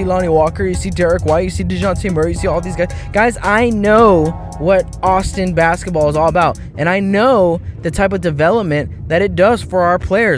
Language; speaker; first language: English; native; English